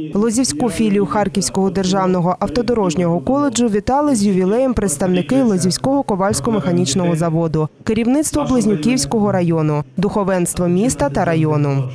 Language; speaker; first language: Ukrainian; native; Ukrainian